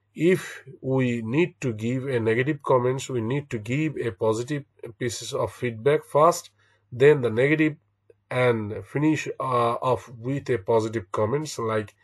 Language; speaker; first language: English; non-native, local second language; Bangla